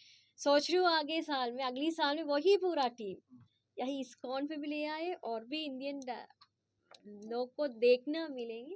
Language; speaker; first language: Hindi; non-native, fluent; Sinhala